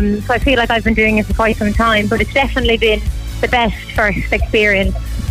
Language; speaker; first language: English; native; English